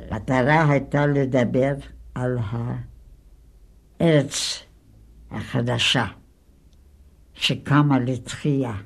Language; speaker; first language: Hebrew; non-native, fluent; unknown